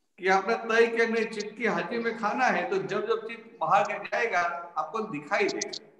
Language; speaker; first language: Hindi; non-native, local second language; Gujarati